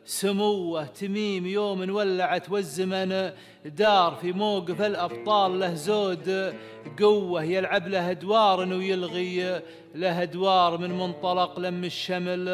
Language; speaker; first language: Arabic; native; Arabic